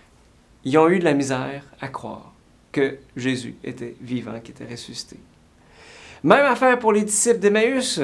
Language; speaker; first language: French; native; French